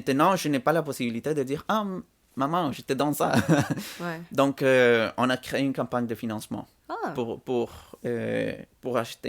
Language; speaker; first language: French; non-native, fluent; Spanish